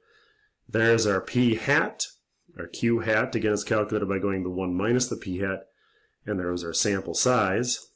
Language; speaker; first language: English; native; English